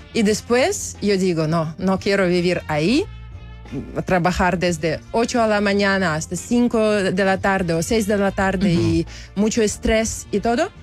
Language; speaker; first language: Spanish; non-native, learner; Belarusian